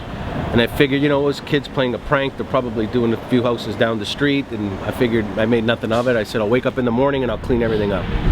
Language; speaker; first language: English; native; English